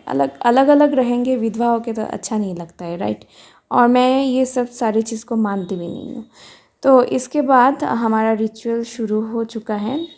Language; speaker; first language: Hindi; non-native, local second language; Bangla